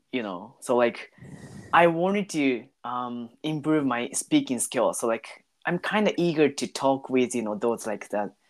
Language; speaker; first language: English; non-native, learner; Japanese